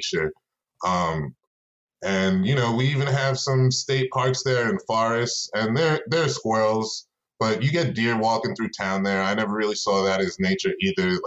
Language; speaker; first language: English; native; English